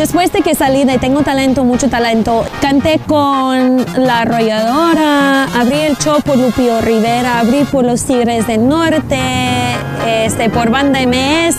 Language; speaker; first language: Spanish; non-native, fluent; English